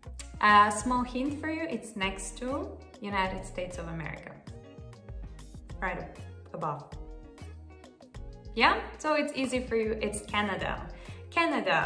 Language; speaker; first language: English; non-native, fluent; Russian